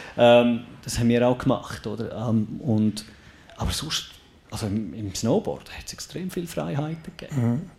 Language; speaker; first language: German; native; German